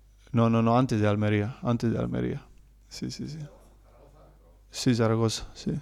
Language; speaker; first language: Spanish; non-native, learner; Croatian